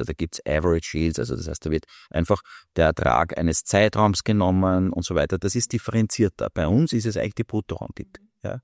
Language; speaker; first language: German; native; German